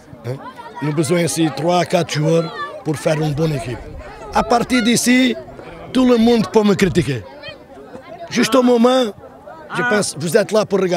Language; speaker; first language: French; non-native, learner; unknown